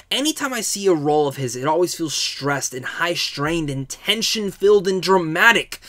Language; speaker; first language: English; native; English